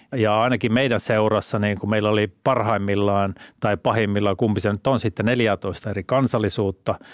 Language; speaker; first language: Finnish; native; Finnish